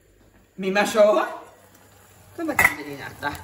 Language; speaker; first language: Japanese; non-native, learner; Italian